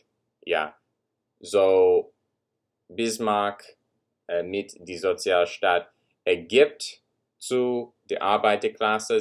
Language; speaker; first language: German; non-native, learner; English